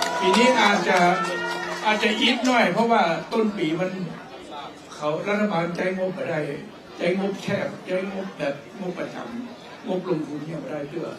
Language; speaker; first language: Thai; native; Thai